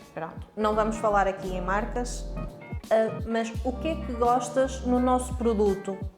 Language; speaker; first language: Portuguese; native; Portuguese